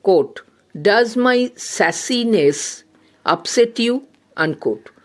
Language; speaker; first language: English; non-native, local second language; Bangla